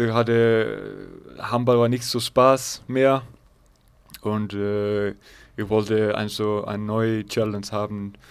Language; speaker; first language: German; non-native, fluent; Icelandic